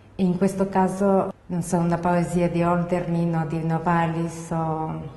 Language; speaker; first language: Italian; non-native, fluent; Georgian